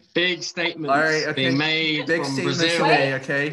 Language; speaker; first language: English; non-native, fluent; Portuguese